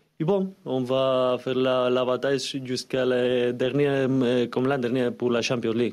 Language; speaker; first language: French; non-native, learner; Spanish